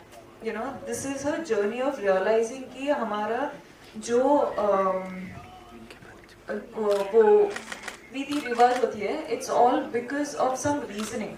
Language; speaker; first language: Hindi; non-native, local second language; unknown